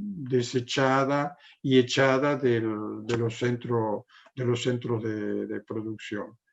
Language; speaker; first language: Spanish; non-native, fluent; Italian